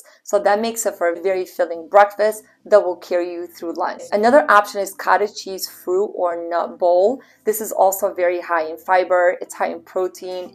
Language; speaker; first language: English; native; English